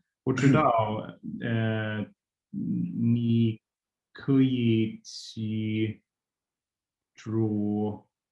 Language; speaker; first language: Chinese; non-native, learner; Swedish